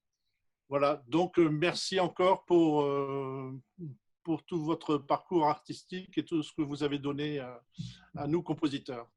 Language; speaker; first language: French; native; French